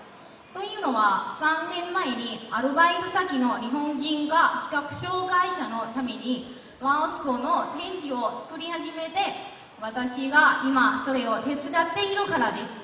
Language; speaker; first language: Japanese; non-native, learner; Lao